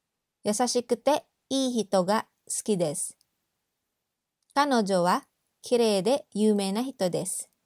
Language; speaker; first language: Japanese; non-native, fluent; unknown